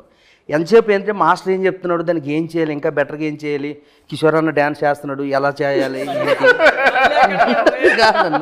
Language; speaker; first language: Telugu; native; Telugu